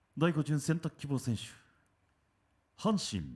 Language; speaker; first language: Japanese; native; Japanese